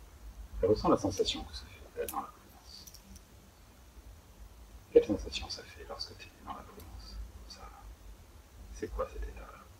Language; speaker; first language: French; native; French